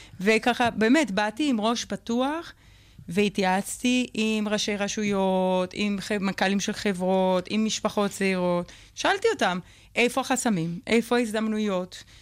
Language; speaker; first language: Hebrew; non-native, fluent; Spanish